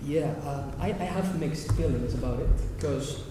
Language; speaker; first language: English; non-native, fluent; Catalan